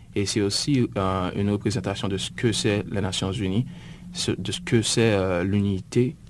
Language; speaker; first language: French; native; French